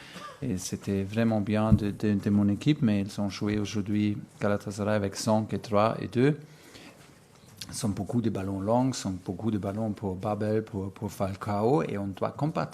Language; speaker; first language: French; non-native, fluent; German